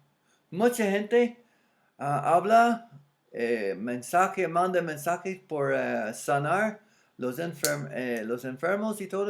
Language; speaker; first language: Spanish; non-native, fluent; English